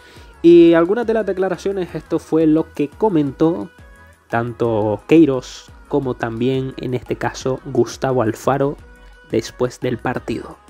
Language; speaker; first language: Spanish; native; Spanish